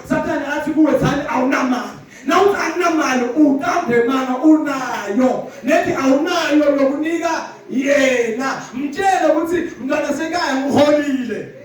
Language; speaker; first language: Zulu; non-native, local second language; Swati